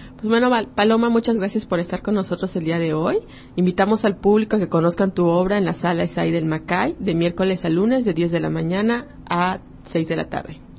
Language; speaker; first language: Spanish; native; Spanish